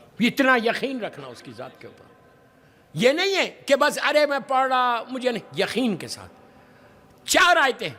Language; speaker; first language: Urdu; native; Urdu